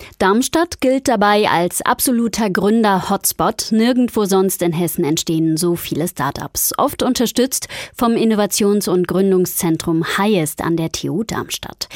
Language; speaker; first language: German; native; German